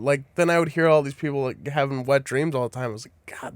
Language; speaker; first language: English; native; English